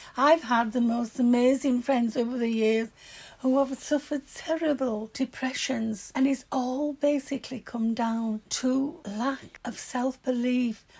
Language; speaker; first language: English; native; English